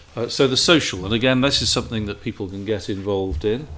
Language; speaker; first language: English; native; English